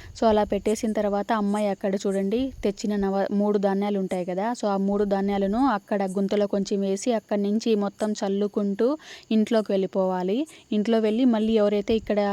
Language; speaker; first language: Telugu; non-native, local second language; Lambadi